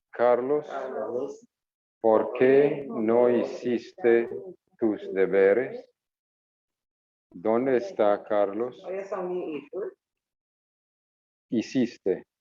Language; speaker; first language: Spanish; non-native, fluent; English